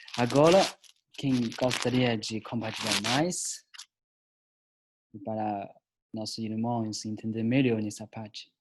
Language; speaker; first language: Portuguese; non-native, learner; Chinese